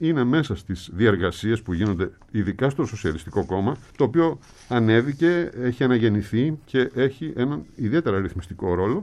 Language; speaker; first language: Greek; native; Greek